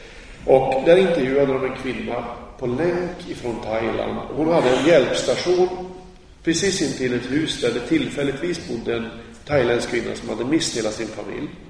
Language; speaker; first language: Swedish; native; Swedish